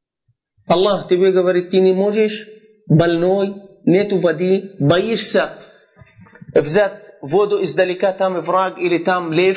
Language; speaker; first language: Russian; non-native, fluent; Arabic